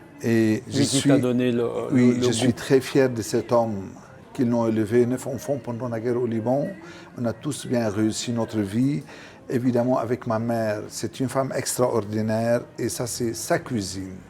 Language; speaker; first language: French; non-native, local second language; Arabic